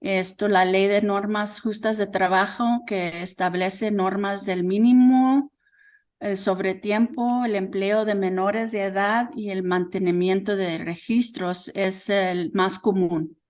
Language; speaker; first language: Spanish; early bilingual, heritage; Spanish